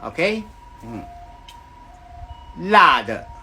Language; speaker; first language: Chinese; non-native, learner; Filipino